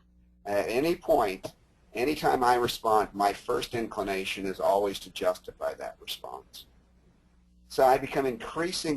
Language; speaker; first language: English; native; English